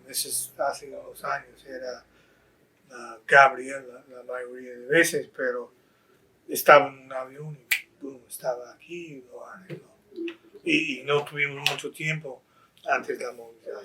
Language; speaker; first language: Spanish; non-native, fluent; English